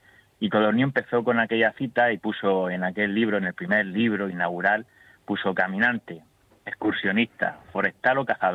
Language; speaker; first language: Spanish; native; Spanish